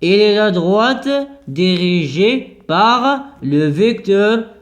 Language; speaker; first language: French; non-native, local second language; Arabic